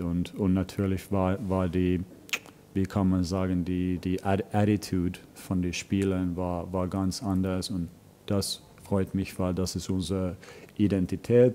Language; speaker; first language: German; non-native, fluent; Finnish